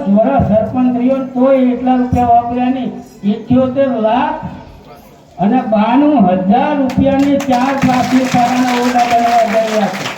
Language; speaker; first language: Gujarati; non-native, local second language; Rathawi